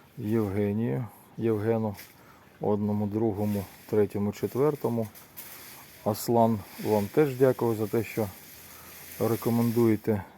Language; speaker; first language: Ukrainian; non-native, local second language; Russian